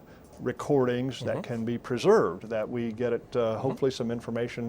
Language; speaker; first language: English; native; English